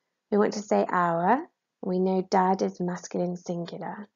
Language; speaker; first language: English; native; English